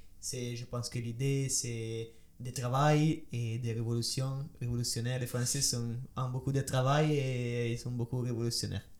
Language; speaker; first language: French; non-native, learner; Italian